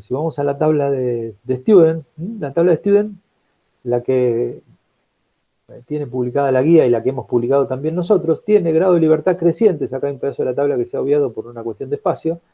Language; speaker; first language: Spanish; native; Spanish